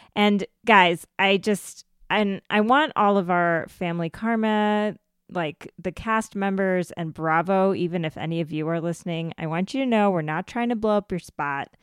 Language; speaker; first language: English; native; English